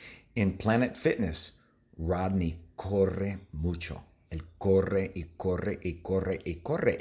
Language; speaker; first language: Spanish; non-native, fluent; English